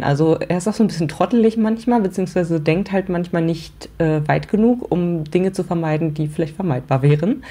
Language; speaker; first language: German; native; German